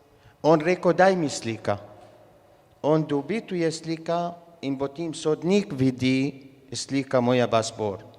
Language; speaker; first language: Slovenian; non-native, learner; Arabic